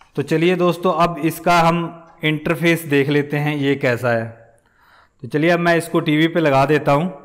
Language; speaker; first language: Hindi; non-native, local second language; Punjabi